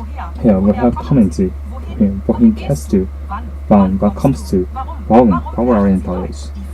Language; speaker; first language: German; non-native, learner; Japanese